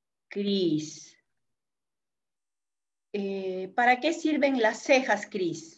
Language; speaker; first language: Spanish; native; Spanish